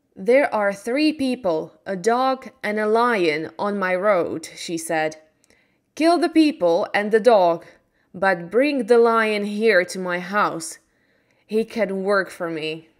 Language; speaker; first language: English; non-native, fluent; Slovak